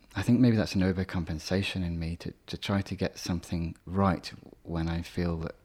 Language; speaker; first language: English; native; English